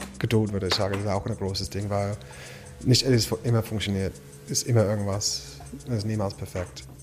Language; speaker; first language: German; non-native, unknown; English